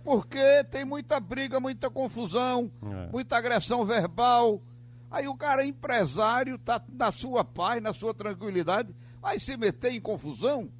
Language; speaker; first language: Portuguese; native; Portuguese